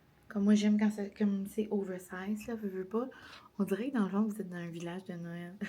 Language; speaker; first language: French; native; French